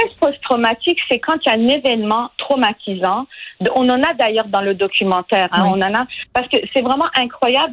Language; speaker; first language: French; non-native, fluent; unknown